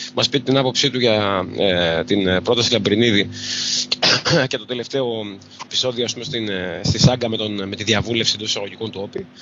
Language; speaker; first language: Greek; native; Greek